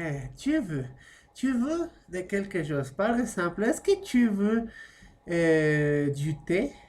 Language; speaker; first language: French; non-native, fluent; Spanish